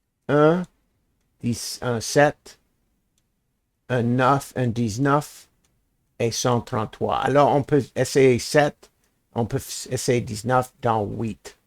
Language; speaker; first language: French; non-native, learner; English